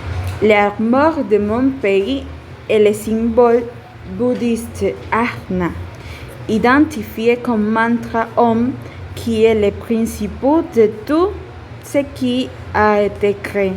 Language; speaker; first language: French; non-native, learner; Spanish